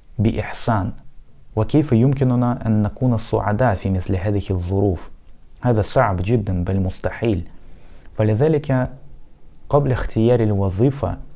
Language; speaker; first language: Arabic; non-native, fluent; Russian